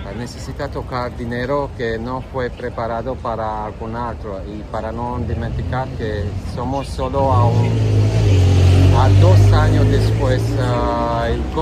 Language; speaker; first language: Spanish; non-native, learner; Italian